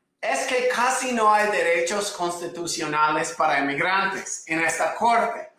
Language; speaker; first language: Spanish; non-native, fluent; English